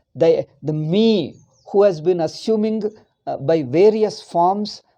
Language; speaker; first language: English; non-native, local second language; Kannada